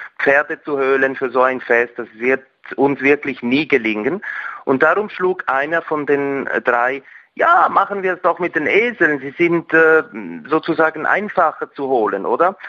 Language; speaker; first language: German; non-native, local second language; Italian